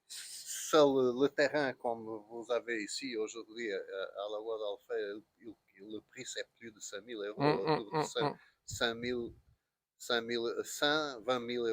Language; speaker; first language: French; non-native, learner; Portuguese